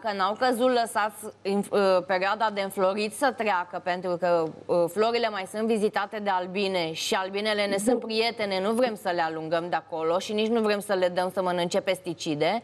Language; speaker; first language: Romanian; native; Romanian